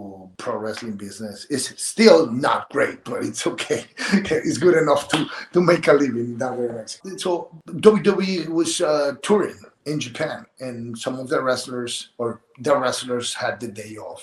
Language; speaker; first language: English; non-native, fluent; Spanish